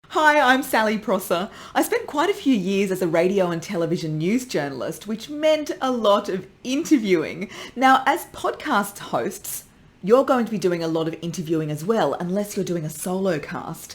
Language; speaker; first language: English; native; English